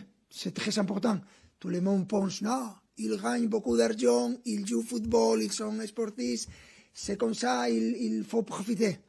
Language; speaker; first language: French; non-native, fluent; Spanish